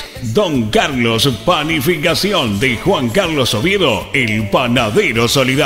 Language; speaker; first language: Spanish; native; Spanish